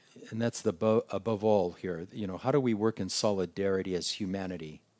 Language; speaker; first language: English; native; English